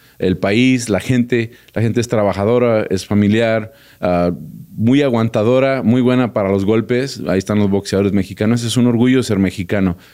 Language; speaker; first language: Spanish; early bilingual, heritage; Spanish